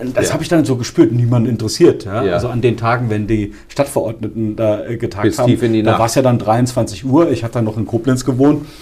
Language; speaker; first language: German; native; German